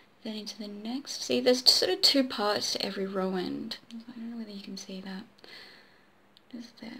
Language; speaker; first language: English; native; English